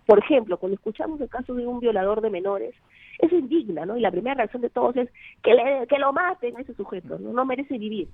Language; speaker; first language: Spanish; native; Spanish